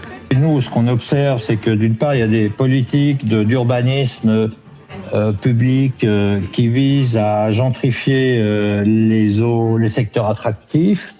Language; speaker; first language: French; native; French